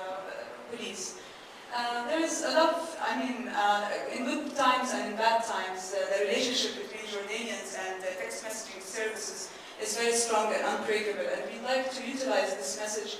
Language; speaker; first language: English; non-native, fluent; Arabic